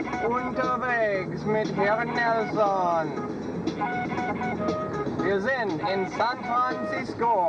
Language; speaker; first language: German; non-native, learner; English